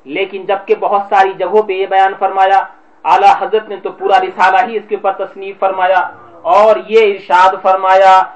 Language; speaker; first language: Urdu; native; Urdu